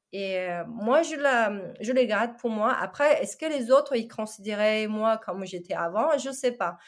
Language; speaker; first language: French; non-native, fluent; Chinese